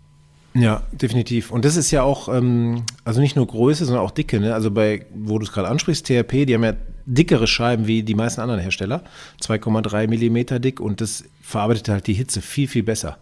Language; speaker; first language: German; native; German